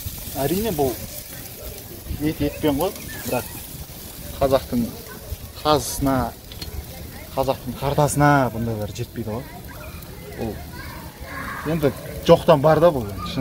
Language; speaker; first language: Kazakh; native; Kazakh